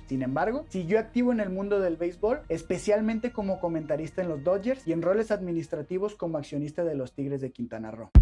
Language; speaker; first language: Spanish; native; Spanish